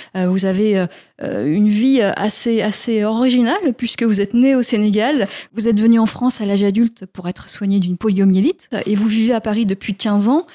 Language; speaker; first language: French; native; French